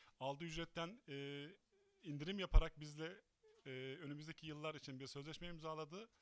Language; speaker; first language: Turkish; native; Turkish